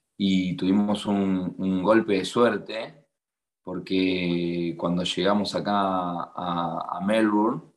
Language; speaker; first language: Spanish; native; Spanish